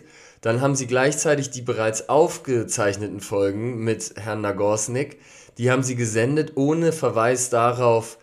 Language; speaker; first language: German; native; German